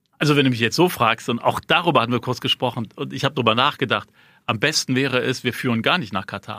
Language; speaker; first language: German; native; German